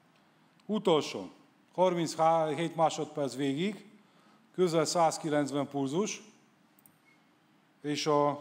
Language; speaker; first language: Hungarian; non-native, fluent; Polish